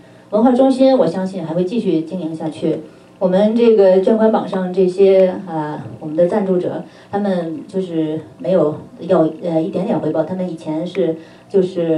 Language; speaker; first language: Chinese; native; Chinese